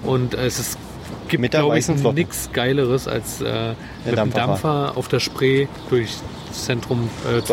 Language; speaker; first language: German; native; German